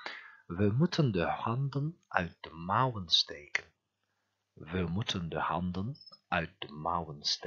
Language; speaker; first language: Dutch; non-native, fluent; Turkish